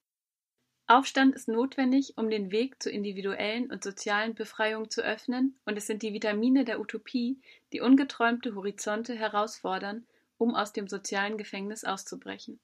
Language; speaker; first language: German; native; German